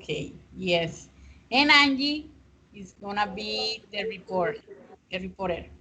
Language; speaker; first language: English; non-native, fluent; Spanish